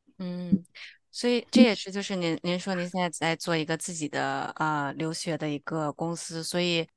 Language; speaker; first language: Chinese; native; Chinese